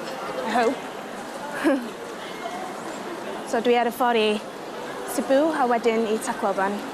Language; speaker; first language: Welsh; non-native, local second language; English